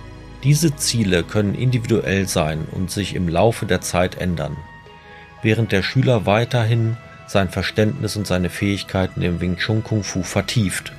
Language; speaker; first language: German; native; German